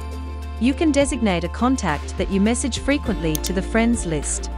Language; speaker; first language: English; native; English